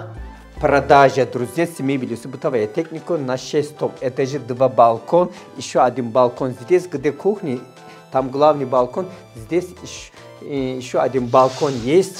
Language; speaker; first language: Russian; non-native, fluent; Turkish